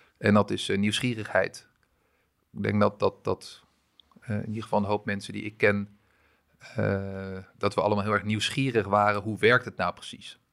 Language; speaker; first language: Dutch; early bilingual, other home language; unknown